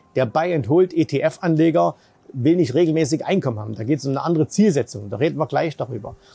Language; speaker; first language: German; native; German